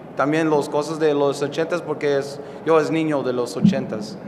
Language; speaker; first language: Spanish; non-native, learner; English